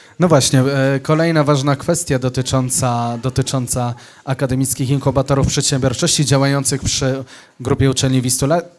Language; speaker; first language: Polish; native; Polish